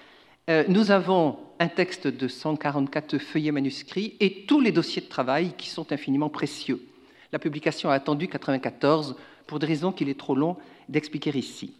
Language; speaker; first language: French; native; French